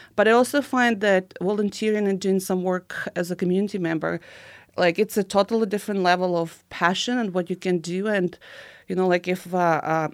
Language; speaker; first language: English; non-native, fluent; Ukrainian